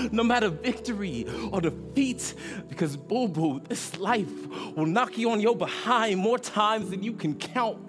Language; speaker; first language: English; native; English